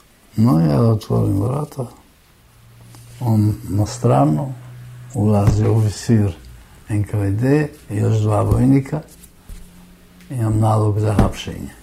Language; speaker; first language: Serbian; non-native, fluent; German